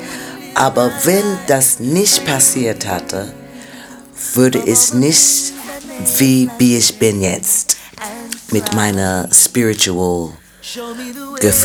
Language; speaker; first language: German; non-native, fluent; English